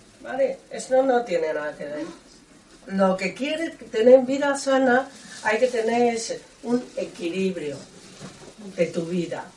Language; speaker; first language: Spanish; non-native, learner; Chinese